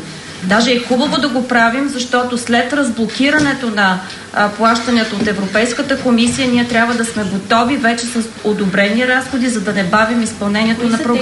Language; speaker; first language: Bulgarian; native; Bulgarian